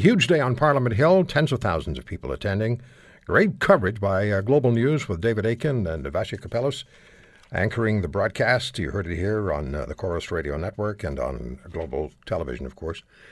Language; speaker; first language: English; non-native, fluent; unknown